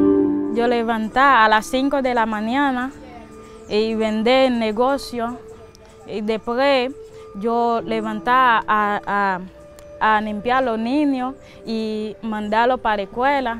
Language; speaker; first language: Spanish; non-native, learner; Haitian Creole